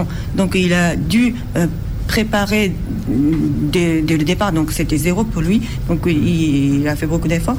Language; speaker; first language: French; non-native, fluent; Japanese